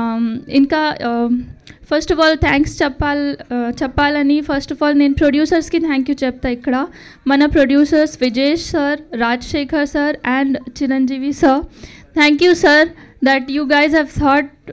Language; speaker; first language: Telugu; non-native, learner; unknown